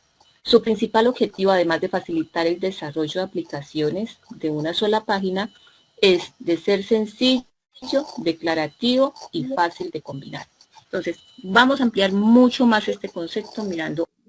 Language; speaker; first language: Spanish; native; Spanish